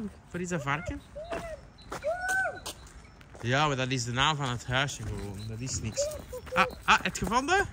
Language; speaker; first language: Dutch; native; Dutch